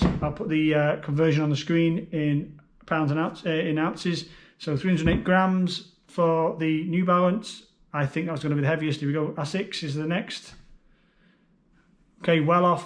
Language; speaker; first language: English; native; English